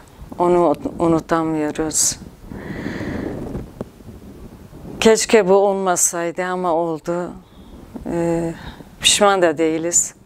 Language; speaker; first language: Turkish; non-native, local second language; Kurdish